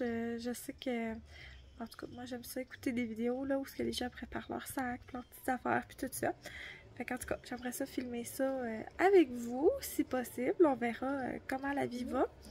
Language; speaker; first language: French; native; French